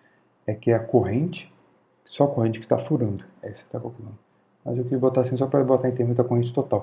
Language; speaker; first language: Portuguese; native; Portuguese